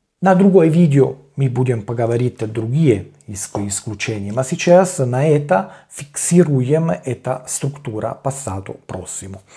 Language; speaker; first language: Russian; non-native, learner; Italian